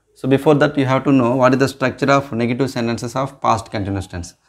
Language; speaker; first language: English; non-native, local second language; Telugu